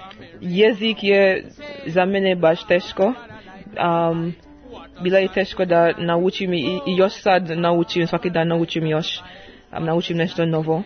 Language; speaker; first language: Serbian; non-native, learner; English